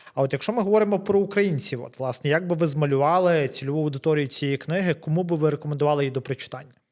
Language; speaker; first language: Ukrainian; native; Ukrainian